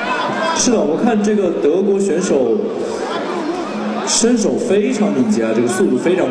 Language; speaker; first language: Chinese; native; Chinese